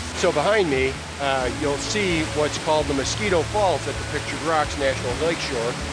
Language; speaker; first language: English; native; English